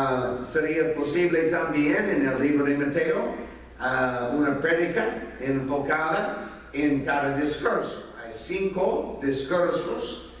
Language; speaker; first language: Spanish; non-native, fluent; English